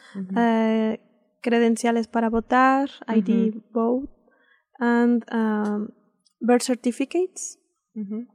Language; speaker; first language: English; non-native, fluent; Spanish